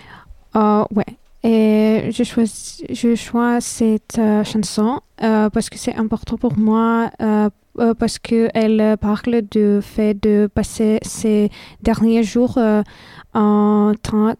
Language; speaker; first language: French; non-native, fluent; Lithuanian